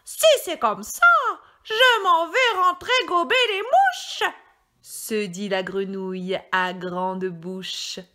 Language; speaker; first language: French; native; French